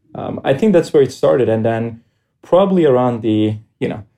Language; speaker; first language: English; non-native, fluent; Greek